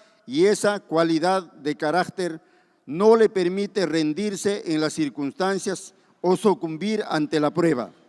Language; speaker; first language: Spanish; native; Spanish